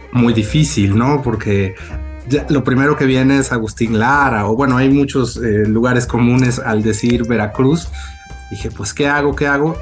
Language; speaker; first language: Spanish; native; Spanish